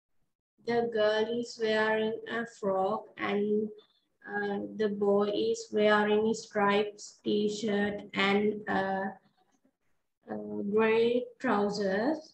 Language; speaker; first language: English; non-native, learner; Sinhala